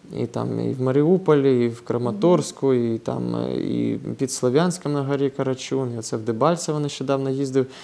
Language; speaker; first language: Ukrainian; non-native, local second language; Russian